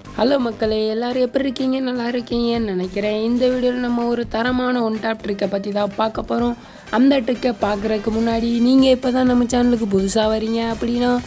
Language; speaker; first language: Tamil; native; Tamil